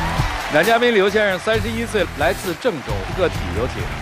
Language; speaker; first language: Chinese; native; Chinese